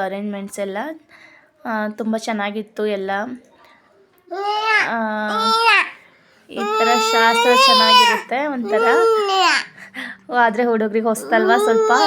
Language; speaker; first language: Kannada; native; Kannada